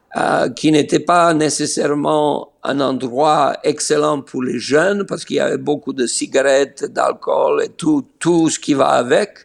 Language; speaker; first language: French; non-native, fluent; Serbian